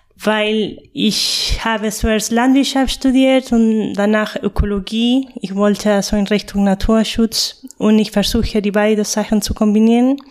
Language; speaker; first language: German; non-native, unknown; Spanish